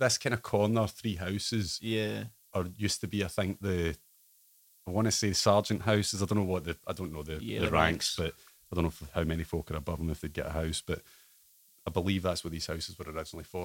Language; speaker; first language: English; native; English